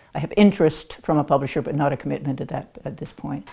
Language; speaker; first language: English; native; English